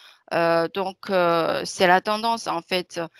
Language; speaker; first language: French; non-native, fluent; Chinese